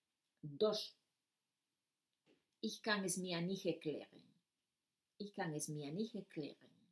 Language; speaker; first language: German; non-native, fluent; Spanish